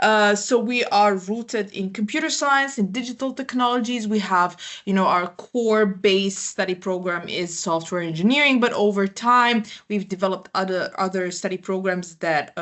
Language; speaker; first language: English; non-native, fluent; Croatian